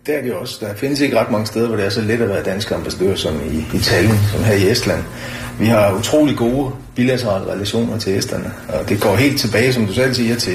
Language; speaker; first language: Danish; native; Danish